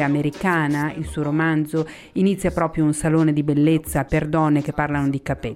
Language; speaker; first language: Italian; native; Italian